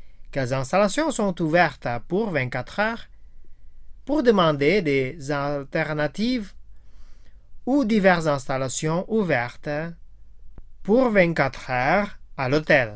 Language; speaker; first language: French; non-native, fluent; Indonesian